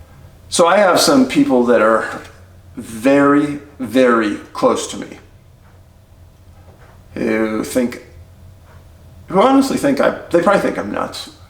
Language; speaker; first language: English; native; English